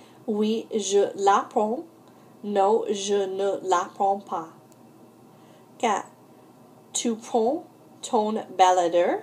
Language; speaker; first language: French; non-native, fluent; English